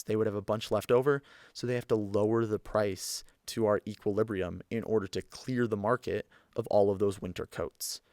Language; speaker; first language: English; native; English